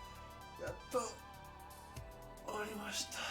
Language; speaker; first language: Japanese; non-native, learner; English